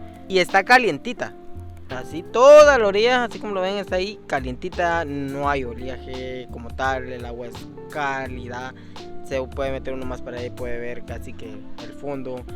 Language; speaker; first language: Spanish; native; Spanish